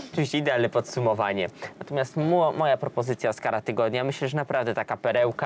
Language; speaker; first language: Polish; native; Polish